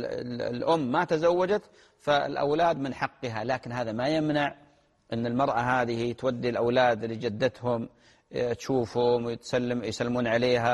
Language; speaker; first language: Arabic; native; Arabic